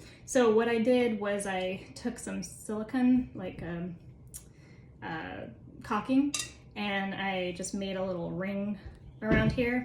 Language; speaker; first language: English; native; English